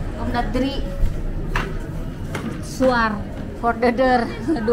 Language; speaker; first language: Dutch; non-native, learner; Indonesian